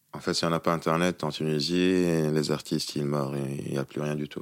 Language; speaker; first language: French; non-native, local second language; Arabic